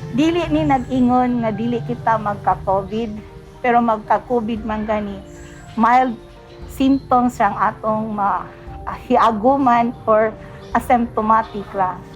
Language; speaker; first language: Cebuano; native; Cebuano